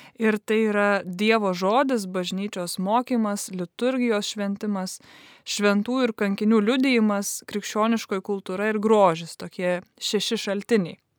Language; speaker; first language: Lithuanian; native; Lithuanian